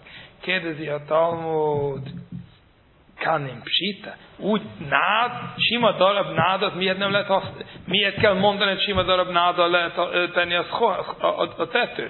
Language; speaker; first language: Hungarian; non-native, fluent; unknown